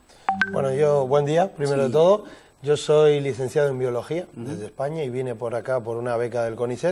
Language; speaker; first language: Spanish; native; Spanish